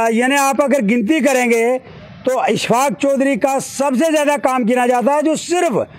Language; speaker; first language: Hindi; native; Hindi